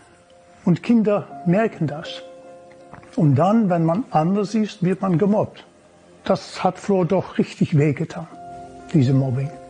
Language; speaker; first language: German; non-native, learner; Dutch